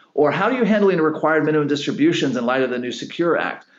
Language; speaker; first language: English; native; English